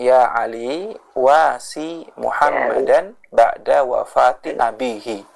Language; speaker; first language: Arabic; non-native, fluent; Indonesian